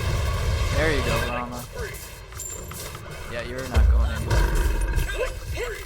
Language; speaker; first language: English; native; English